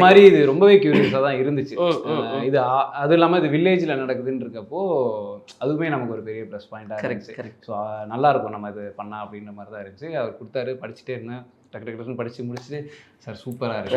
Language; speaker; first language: Tamil; native; Tamil